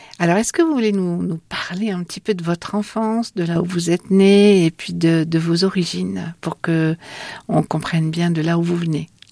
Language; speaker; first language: French; native; French